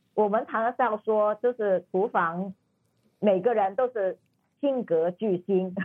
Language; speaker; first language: Chinese; non-native, fluent; Cantonese